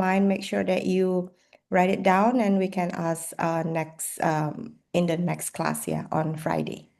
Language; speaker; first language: English; non-native, fluent; Indonesian